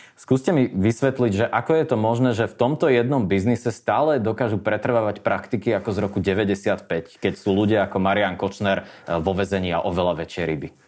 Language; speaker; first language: Slovak; native; Slovak